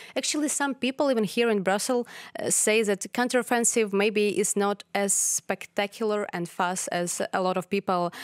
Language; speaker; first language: English; non-native, fluent; Ukrainian